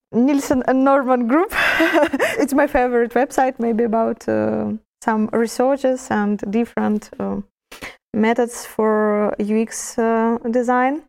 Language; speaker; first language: English; non-native, learner; Russian